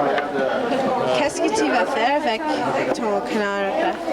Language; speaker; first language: French; non-native, local second language; English